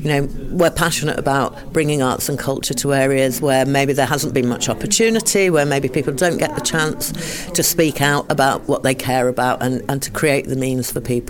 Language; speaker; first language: English; native; English